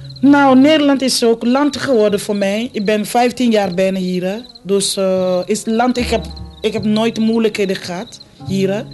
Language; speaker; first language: Dutch; non-native, fluent; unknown